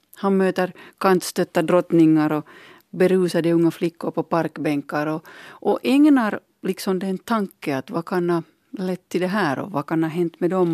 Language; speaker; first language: Swedish; native; Swedish